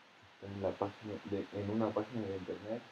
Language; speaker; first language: Spanish; non-native, fluent; Russian